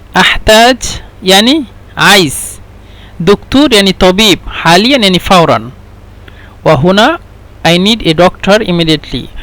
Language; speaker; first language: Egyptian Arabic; non-native, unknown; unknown